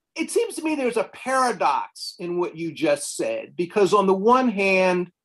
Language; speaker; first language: English; native; English